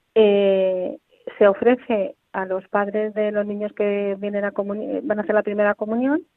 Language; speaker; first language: Spanish; native; Spanish